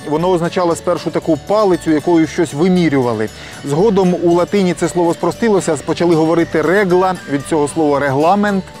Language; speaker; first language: Ukrainian; native; Ukrainian